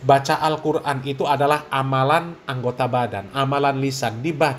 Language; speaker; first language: Indonesian; native; Indonesian